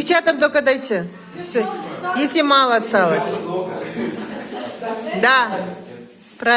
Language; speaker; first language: Russian; non-native, local second language; Kazakh